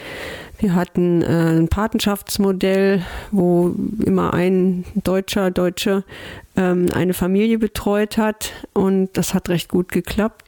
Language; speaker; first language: German; native; German